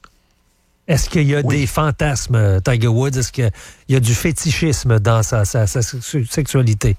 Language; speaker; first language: French; native; French